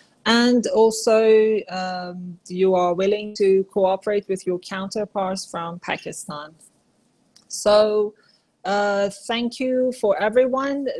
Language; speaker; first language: English; non-native, fluent; Persian